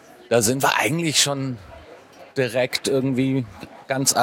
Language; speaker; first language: German; native; German